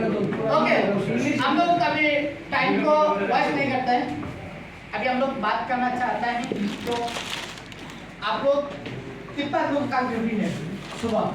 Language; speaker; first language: Hindi; non-native, fluent; Bangla